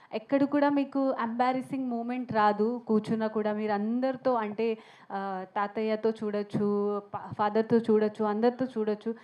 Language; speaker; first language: Telugu; non-native, fluent; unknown